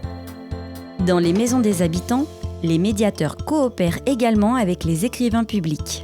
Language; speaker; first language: French; native; French